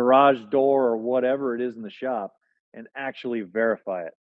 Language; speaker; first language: English; native; English